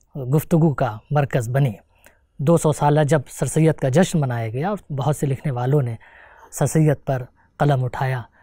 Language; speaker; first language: Hindi; native; Hindi